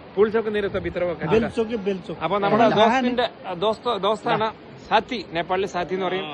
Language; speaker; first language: Nepali; non-native, learner; Malayalam